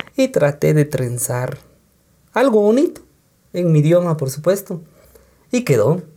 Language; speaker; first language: Spanish; non-native, local second language; Kaqchikel